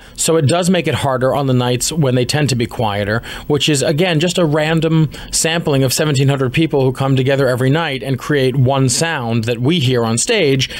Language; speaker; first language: English; native; English